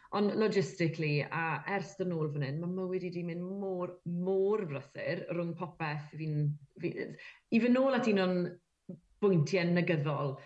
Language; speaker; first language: Welsh; native; Welsh